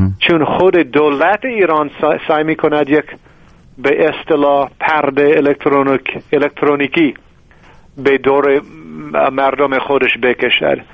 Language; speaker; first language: Persian; non-native, fluent; English